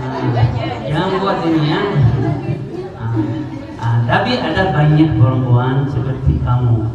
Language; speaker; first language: Indonesian; non-native, learner; Arabic